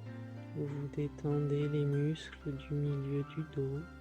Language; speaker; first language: French; native; French